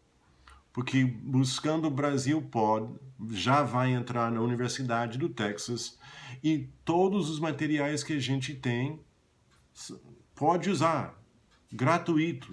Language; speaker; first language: Portuguese; non-native, fluent; English